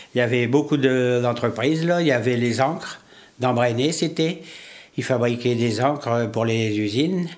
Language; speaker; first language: French; native; French